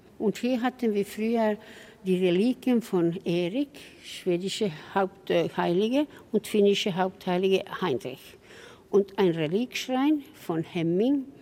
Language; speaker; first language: German; non-native, fluent; Swedish